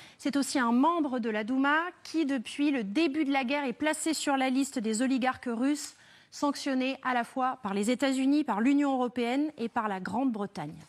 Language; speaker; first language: French; native; French